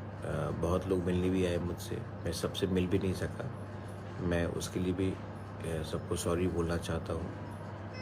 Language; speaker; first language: Hindi; non-native, local second language; Kok Borok